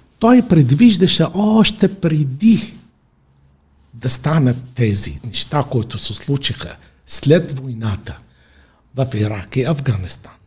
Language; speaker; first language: Bulgarian; non-native, fluent; Arabic